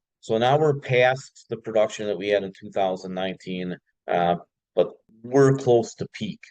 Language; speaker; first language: English; native; English